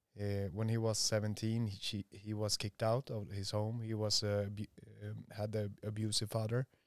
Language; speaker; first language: English; non-native, fluent; Swedish